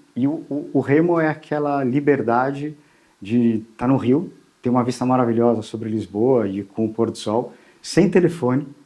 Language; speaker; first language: Portuguese; native; Portuguese